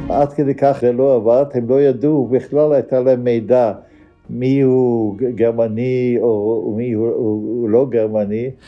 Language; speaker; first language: Hebrew; non-native, fluent; Dutch